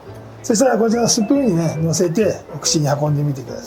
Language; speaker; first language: Japanese; native; Japanese